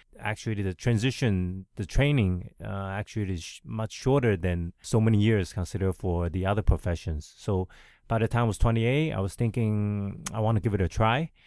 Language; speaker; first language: English; early bilingual, other home language; Chinese